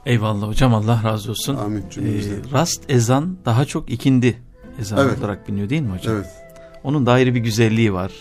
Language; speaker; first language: Turkish; native; Turkish